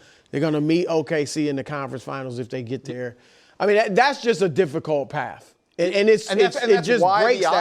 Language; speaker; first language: English; native; English